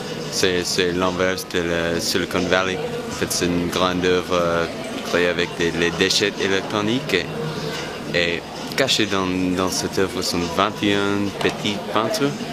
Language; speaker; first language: French; non-native, fluent; English